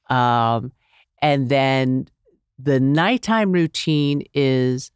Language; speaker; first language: English; native; English